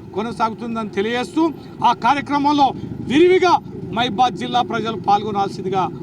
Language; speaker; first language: Telugu; native; Telugu